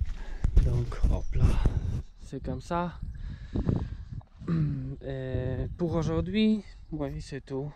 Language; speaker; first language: French; non-native, fluent; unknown